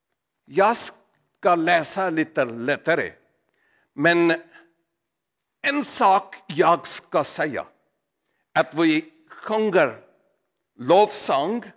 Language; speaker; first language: Swedish; non-native, learner; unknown